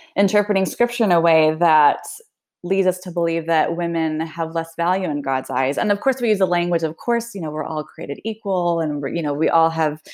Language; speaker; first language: English; early bilingual, other home language; Swedish